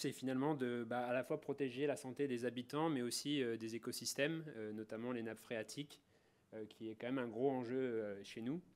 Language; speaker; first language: French; native; French